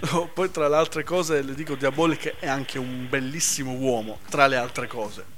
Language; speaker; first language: Italian; native; Italian